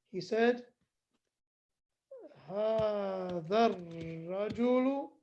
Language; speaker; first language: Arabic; non-native, fluent; English